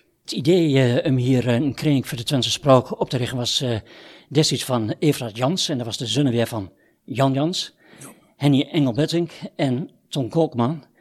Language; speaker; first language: Dutch; native; Dutch